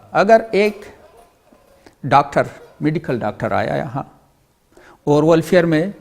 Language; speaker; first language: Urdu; non-native, learner; Pashto